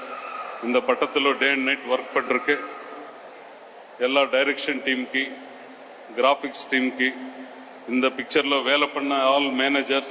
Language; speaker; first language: Tamil; non-native, learner; Telugu